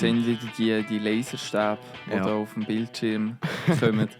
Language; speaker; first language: German; native; German